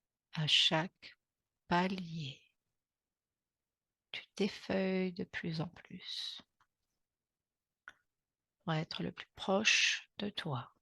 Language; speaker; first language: French; native; French